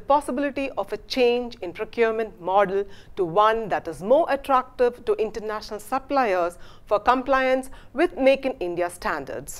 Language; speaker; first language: English; non-native, local second language; Malayalam